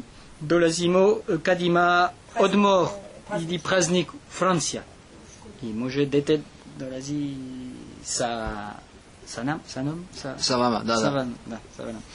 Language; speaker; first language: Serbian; non-native, learner; French